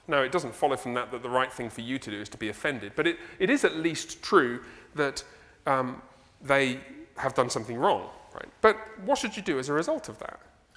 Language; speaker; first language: English; native; English